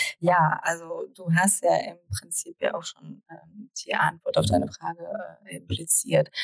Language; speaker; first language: German; early bilingual, other home language; Russian